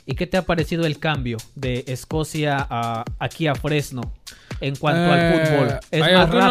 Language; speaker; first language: Spanish; native; Spanish